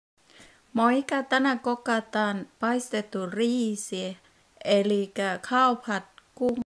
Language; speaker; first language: Finnish; non-native, learner; Thai